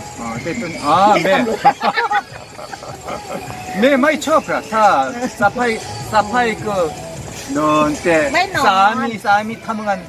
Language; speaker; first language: Thai; non-native, learner; Korean